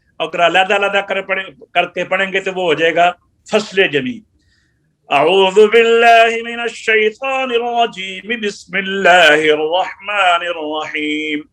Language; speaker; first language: Urdu; non-native, local second language; Punjabi